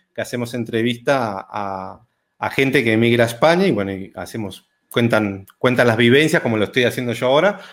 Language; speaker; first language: Spanish; native; Spanish